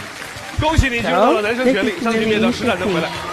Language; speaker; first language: Chinese; native; Chinese